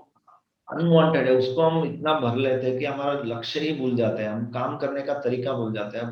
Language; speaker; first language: Hindi; non-native, local second language; Kannada